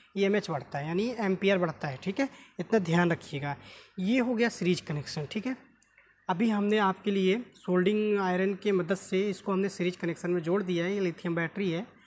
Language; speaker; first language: Hindi; native; Hindi